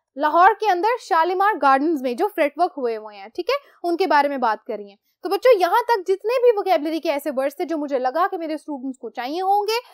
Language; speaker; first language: Urdu; native; Urdu